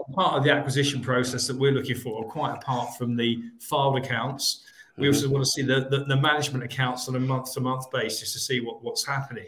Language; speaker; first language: English; native; English